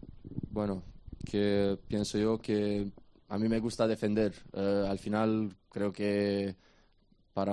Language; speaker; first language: Spanish; non-native, fluent; Romanian